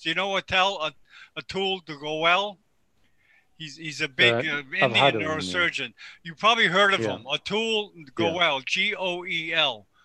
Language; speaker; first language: English; native; English